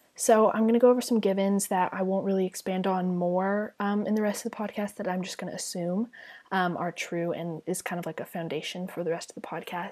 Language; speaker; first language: English; native; English